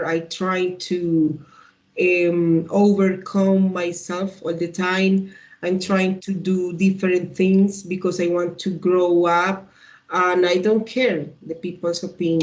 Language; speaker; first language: English; non-native, learner; Spanish